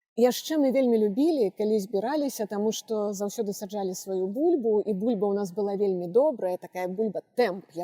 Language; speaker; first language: Belarusian; native; Belarusian